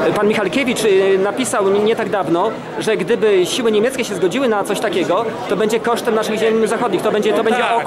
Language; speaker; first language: Polish; native; Polish